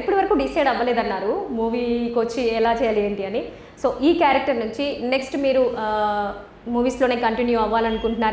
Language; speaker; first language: Telugu; native; Telugu